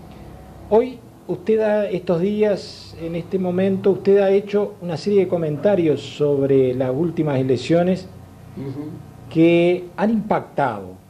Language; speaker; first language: Spanish; native; Spanish